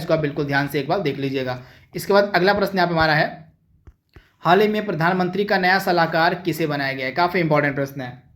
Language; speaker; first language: Hindi; native; Hindi